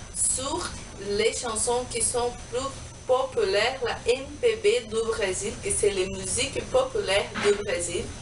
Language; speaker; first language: French; non-native, learner; Portuguese